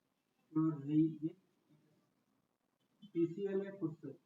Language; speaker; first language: German; non-native, learner; Hindi